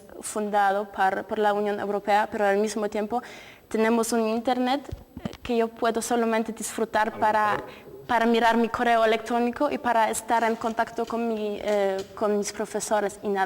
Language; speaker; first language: Spanish; non-native, fluent; Polish